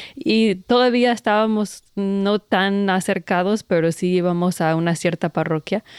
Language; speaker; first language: Spanish; non-native, fluent; English